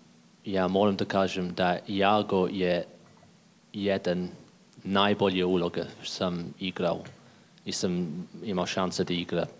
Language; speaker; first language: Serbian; non-native, learner; English